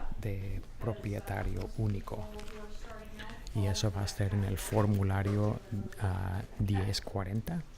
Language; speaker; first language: Spanish; non-native, fluent; English